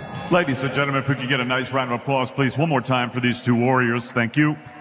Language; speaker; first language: English; native; English